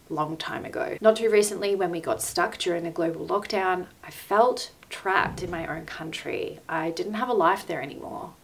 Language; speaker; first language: English; native; English